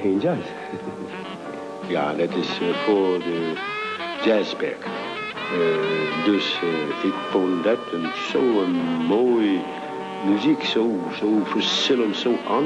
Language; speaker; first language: Dutch; non-native, fluent; English